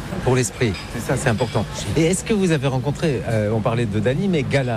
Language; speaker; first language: French; native; French